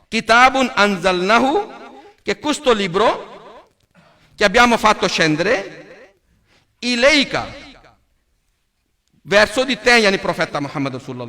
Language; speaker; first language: Italian; non-native, learner; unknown